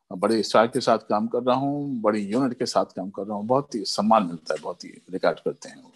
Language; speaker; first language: Hindi; early bilingual, other home language; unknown